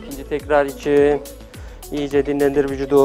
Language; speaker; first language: Turkish; native; Turkish